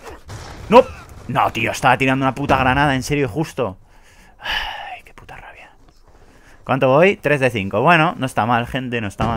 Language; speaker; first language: Spanish; native; Spanish